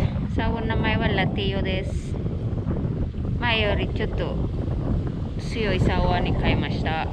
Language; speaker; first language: Japanese; non-native, learner; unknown